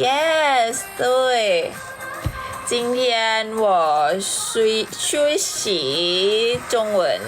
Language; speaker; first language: Chinese; non-native, learner; Thai